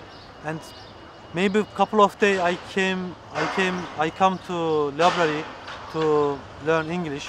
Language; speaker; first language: English; non-native, learner; Turkish